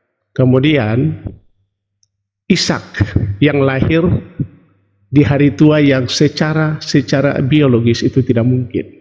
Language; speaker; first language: Indonesian; native; Indonesian